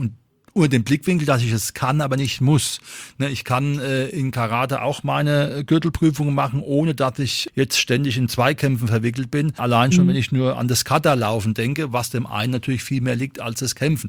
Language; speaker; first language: German; native; German